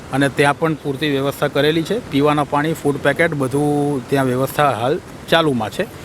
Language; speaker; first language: Gujarati; native; Gujarati